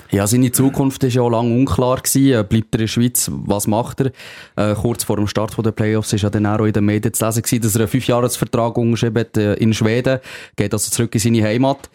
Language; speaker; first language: German; native; German